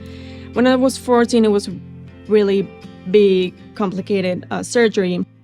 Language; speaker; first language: English; non-native, fluent; Spanish